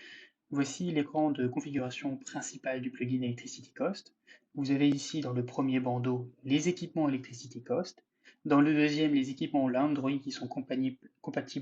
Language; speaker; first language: French; native; French